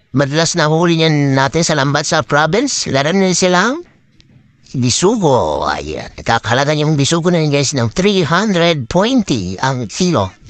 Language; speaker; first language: Filipino; non-native, local second language; Cebuano